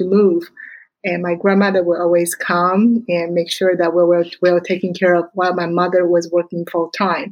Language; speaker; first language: English; non-native, fluent; Chinese